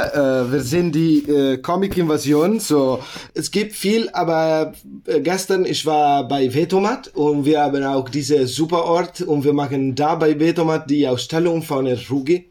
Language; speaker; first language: German; non-native, learner; Italian